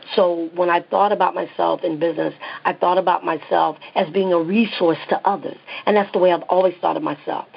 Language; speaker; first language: English; native; English